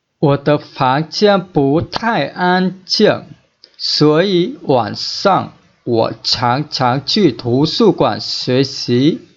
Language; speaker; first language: Chinese; non-native, fluent; Vietnamese